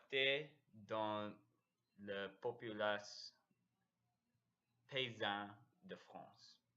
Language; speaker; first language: French; non-native, learner; English